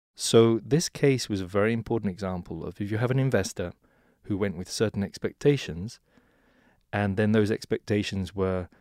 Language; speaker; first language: English; native; English